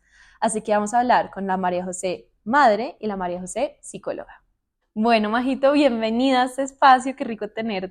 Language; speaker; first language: Spanish; native; Spanish